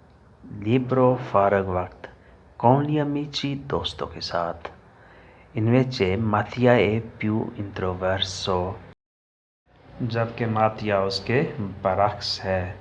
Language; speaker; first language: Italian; non-native, learner; Urdu